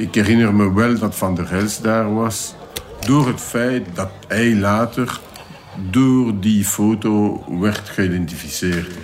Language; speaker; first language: Dutch; non-native, local second language; French